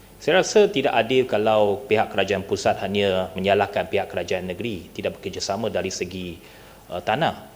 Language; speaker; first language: Malay; non-native, local second language; Chinese